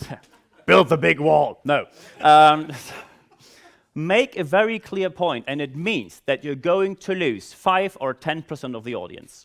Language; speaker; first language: English; non-native, fluent; German